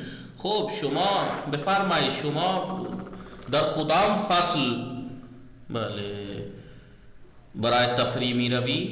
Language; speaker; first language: Persian; non-native, fluent; Urdu